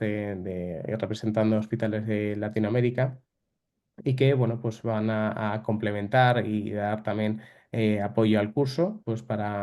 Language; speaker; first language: Spanish; native; Spanish